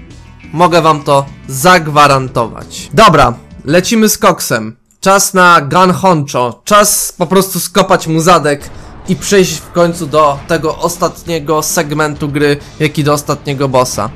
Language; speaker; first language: Polish; native; Polish